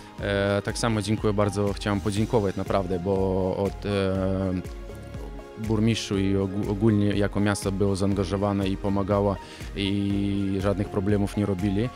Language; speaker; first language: Polish; non-native, fluent; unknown